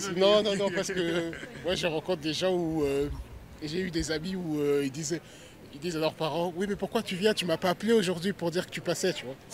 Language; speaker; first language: French; early bilingual, other home language; Lingala